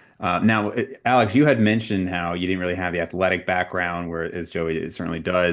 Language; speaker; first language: English; native; English